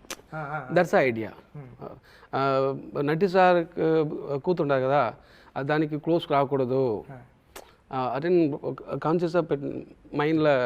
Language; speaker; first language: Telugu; non-native, local second language; Tamil